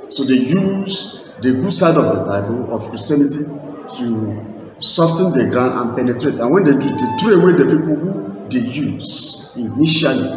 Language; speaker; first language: English; non-native, local second language; Igbo